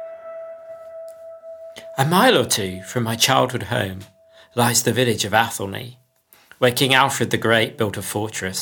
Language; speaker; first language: English; native; English